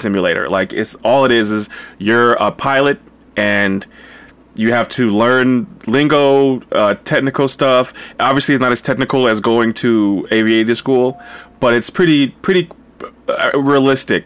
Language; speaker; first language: English; native; English